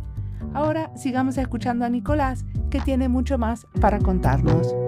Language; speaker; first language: Spanish; native; Spanish